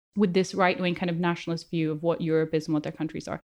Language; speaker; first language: English; non-native, local second language; German